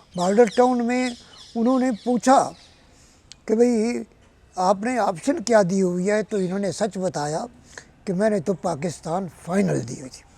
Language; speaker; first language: Urdu; non-native, local second language; Punjabi